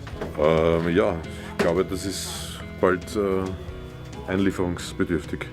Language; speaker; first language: German; native; German